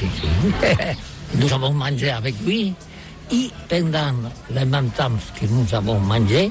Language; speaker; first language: French; non-native, learner; Catalan